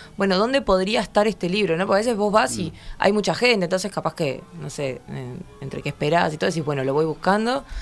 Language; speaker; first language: Spanish; native; Spanish